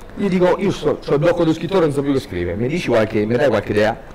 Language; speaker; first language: Italian; native; Italian